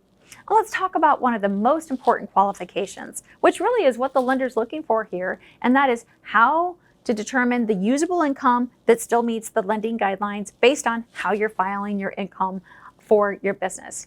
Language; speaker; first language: English; native; English